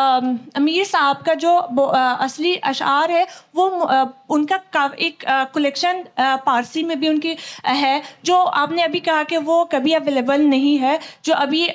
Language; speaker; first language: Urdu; non-native, learner; Persian